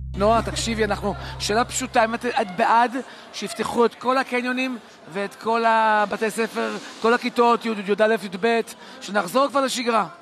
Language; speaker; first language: Hebrew; native; Hebrew